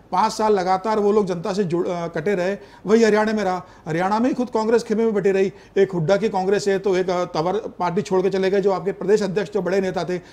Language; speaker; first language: Hindi; native; Hindi